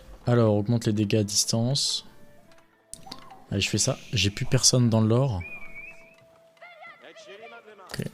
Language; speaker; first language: French; native; French